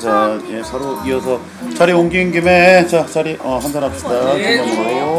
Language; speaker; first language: Korean; native; Korean